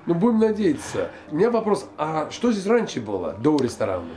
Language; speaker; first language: Russian; non-native, fluent; English